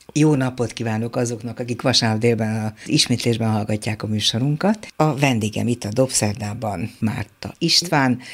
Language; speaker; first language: Hungarian; native; Hungarian